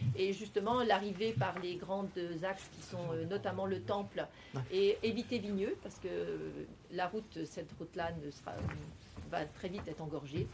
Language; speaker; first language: French; native; French